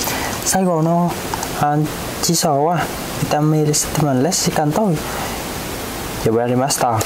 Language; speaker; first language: Japanese; non-native, fluent; Vietnamese